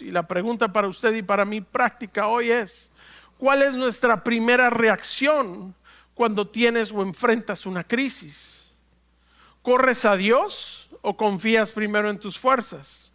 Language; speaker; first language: Spanish; native; Spanish